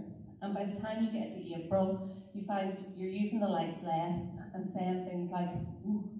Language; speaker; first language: English; native; English